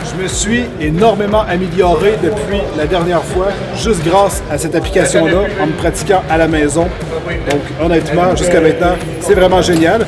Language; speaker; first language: French; native; French